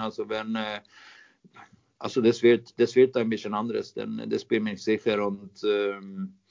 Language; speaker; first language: German; non-native, fluent; Swedish